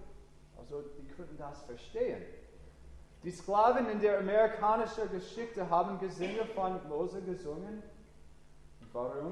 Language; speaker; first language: German; non-native, fluent; English